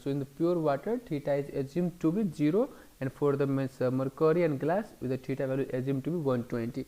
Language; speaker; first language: English; non-native, local second language; Hindi